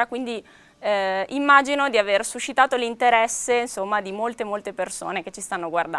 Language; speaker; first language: Italian; native; Italian